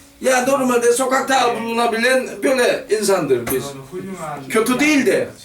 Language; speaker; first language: Turkish; non-native, fluent; Korean